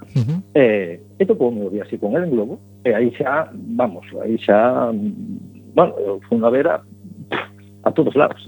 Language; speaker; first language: Galician; non-native, local second language; Spanish